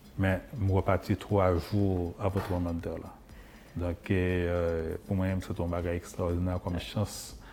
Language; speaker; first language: French; non-native, local second language; Haitian Creole